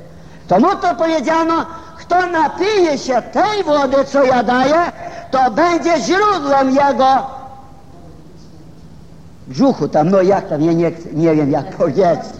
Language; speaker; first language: Polish; non-native, fluent; Ukrainian